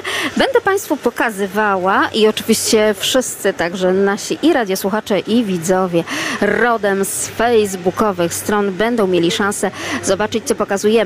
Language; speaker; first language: Polish; native; Polish